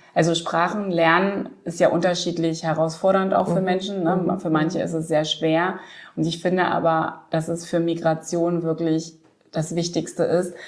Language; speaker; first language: German; native; German